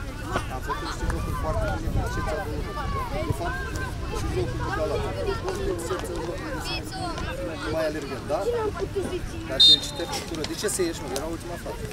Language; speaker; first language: Romanian; native; Romanian